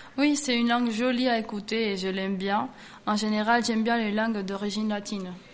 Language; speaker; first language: French; non-native, fluent; Spanish